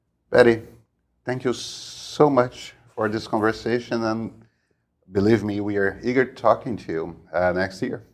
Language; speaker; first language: English; non-native, fluent; Portuguese